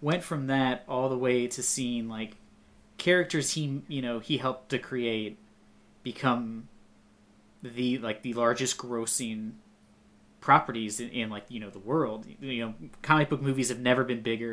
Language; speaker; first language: English; native; English